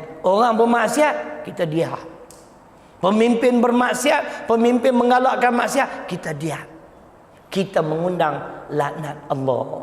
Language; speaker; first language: Malay; native; Malay